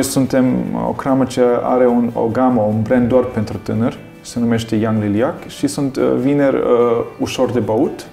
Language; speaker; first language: Romanian; non-native, learner; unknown